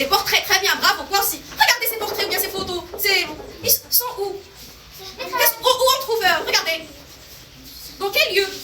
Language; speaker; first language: French; non-native, local second language; Arabic